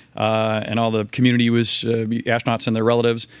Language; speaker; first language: English; native; English